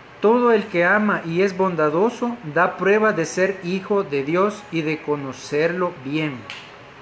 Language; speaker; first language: Spanish; native; Spanish